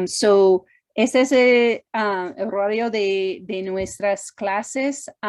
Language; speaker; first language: Spanish; non-native, fluent; English